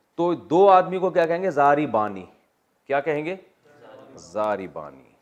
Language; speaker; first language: Urdu; native; Urdu